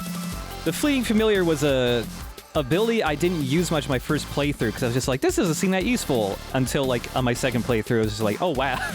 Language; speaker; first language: English; native; English